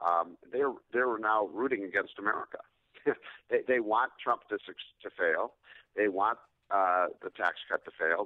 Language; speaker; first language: English; native; English